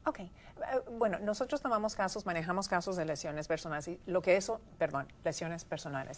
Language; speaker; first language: Spanish; native; Spanish